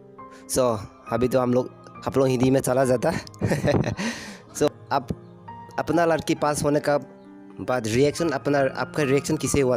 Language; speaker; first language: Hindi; non-native, local second language; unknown